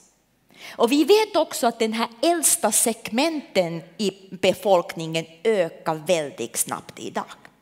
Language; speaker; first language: Swedish; non-native, local second language; Finnish